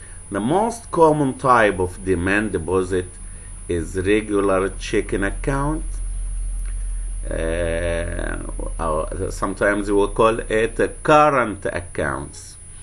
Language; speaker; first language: English; non-native, fluent; Arabic